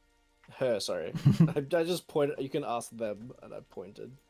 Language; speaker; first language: English; native; English